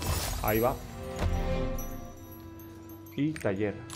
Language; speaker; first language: Spanish; native; Spanish